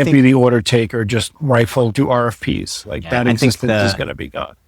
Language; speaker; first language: English; native; English